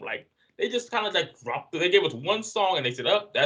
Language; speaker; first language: English; native; English